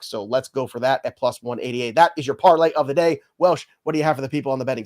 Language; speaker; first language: English; native; English